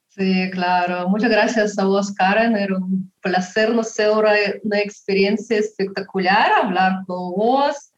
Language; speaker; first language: Spanish; non-native, fluent; Russian